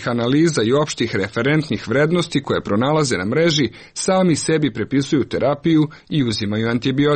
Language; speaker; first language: Serbian; native; Serbian